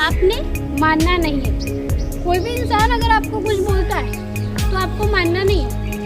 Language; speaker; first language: Hindi; non-native, local second language; Gujarati